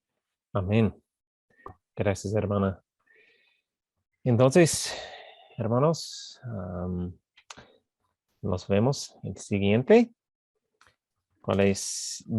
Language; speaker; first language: Spanish; non-native, fluent; English